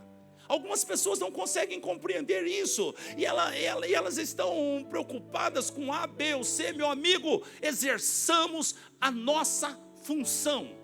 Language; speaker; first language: Portuguese; native; Portuguese